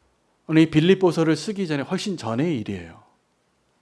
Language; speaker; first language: Korean; native; Korean